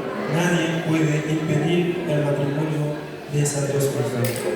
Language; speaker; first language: Spanish; non-native, fluent; Haitian Creole